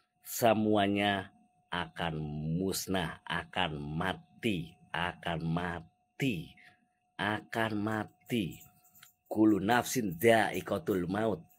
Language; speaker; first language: Indonesian; native; Indonesian